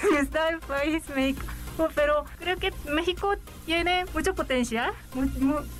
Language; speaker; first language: Spanish; non-native, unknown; Korean